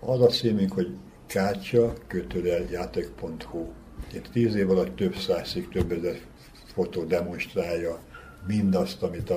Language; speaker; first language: Hungarian; native; Hungarian